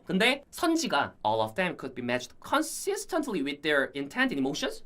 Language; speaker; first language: English; non-native, fluent; Korean